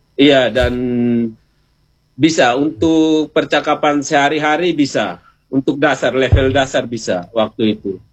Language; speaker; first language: Indonesian; native; Indonesian